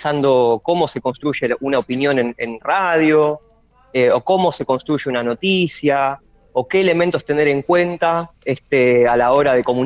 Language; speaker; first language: Spanish; native; Spanish